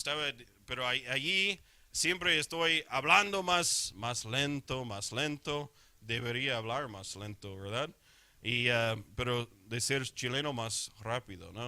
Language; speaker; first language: Spanish; non-native, fluent; English